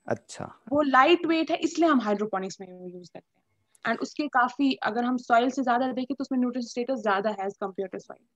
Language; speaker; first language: Hindi; native; Hindi